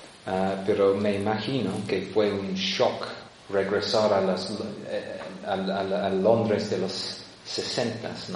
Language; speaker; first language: Spanish; non-native, fluent; English